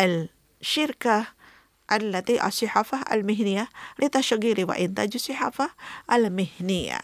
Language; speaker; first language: Arabic; non-native, fluent; Indonesian